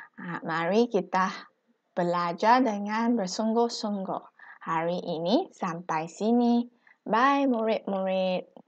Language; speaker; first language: Malay; non-native, local second language; Chinese